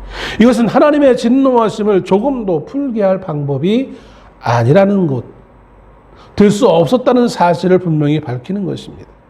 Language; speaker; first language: Korean; native; Korean